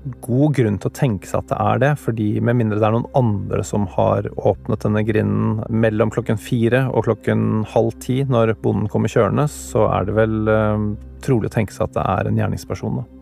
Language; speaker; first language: Norwegian; native; Norwegian